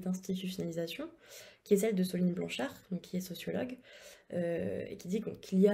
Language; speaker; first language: French; native; French